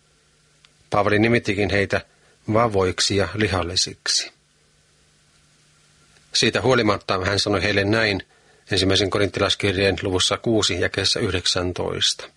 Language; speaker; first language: Finnish; native; Finnish